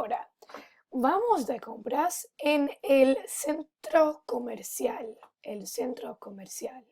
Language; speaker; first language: Spanish; non-native, fluent; English